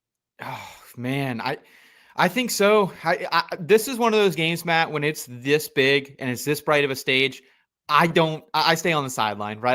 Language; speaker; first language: English; native; English